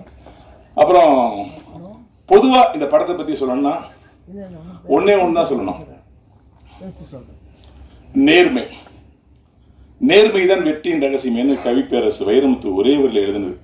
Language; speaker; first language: Tamil; native; Tamil